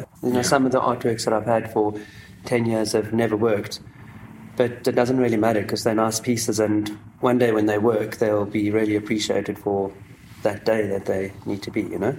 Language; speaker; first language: English; native; English